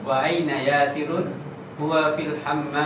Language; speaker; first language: Arabic; non-native, learner; Indonesian